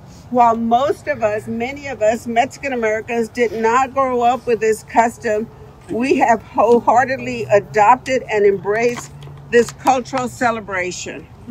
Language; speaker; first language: English; early bilingual, other home language; Spanish